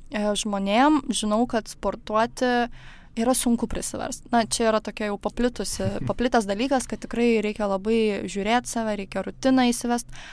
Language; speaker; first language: Lithuanian; native; Lithuanian